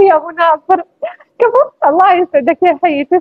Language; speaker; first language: Arabic; native; Arabic